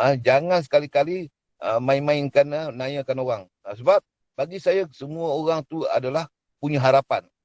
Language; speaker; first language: Malay; native; Malay